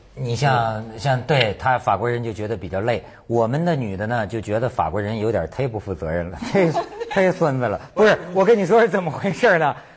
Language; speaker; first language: Chinese; native; Chinese